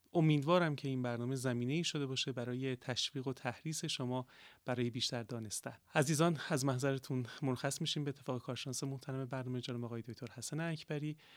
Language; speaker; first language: Persian; native; Persian